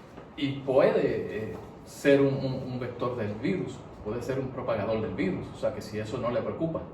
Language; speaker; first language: Spanish; native; Spanish